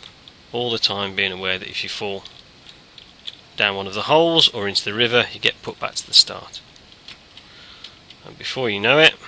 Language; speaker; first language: English; native; English